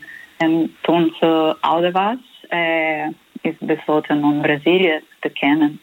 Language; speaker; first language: Dutch; non-native, learner; Portuguese